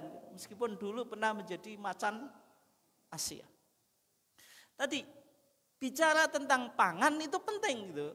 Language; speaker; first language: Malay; non-native, local second language; Javanese